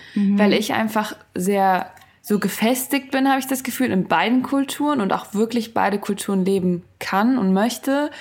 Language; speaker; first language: German; native; German